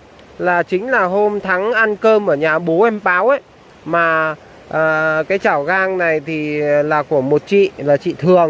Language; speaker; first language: Vietnamese; native; Vietnamese